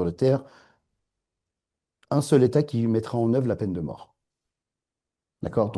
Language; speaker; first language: French; non-native, fluent; Persian